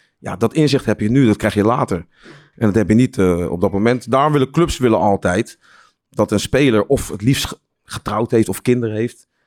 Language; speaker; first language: Dutch; native; Dutch